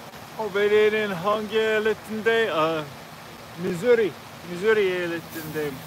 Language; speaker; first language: Turkish; non-native, learner; English